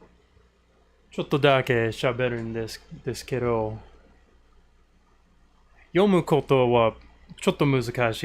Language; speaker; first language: Japanese; non-native, learner; English